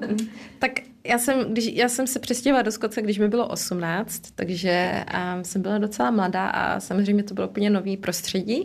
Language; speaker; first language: Czech; early bilingual, heritage; Czech